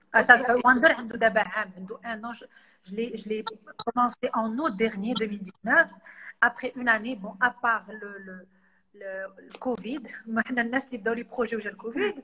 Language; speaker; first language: French; non-native, local second language; Arabic